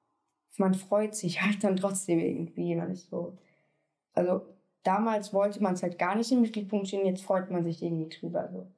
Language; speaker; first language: German; native; German